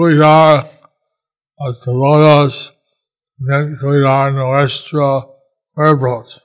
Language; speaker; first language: Spanish; non-native, learner; English